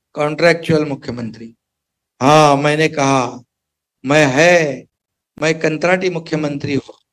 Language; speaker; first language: Hindi; non-native, local second language; Marathi